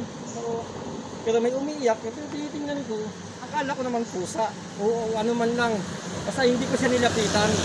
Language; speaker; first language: Filipino; native; Filipino